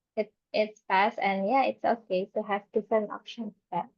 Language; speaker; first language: English; non-native, fluent; Indonesian